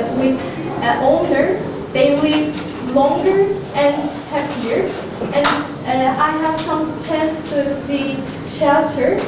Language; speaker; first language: English; non-native, learner; Turkish